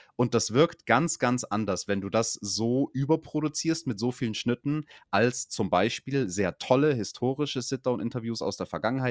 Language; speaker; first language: German; native; German